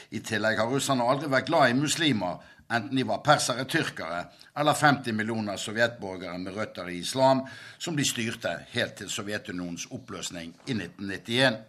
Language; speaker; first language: Norwegian; native; Norwegian